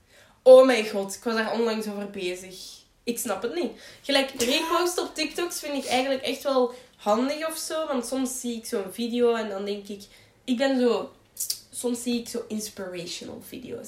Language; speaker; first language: Dutch; native; Dutch